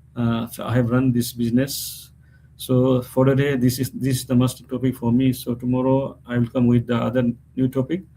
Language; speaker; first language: English; non-native, local second language; Nepali